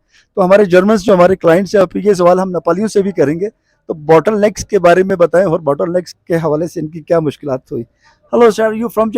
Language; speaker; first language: Hindi; non-native, local second language; Balti